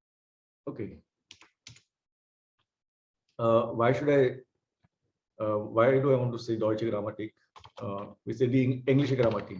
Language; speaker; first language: German; non-native, fluent; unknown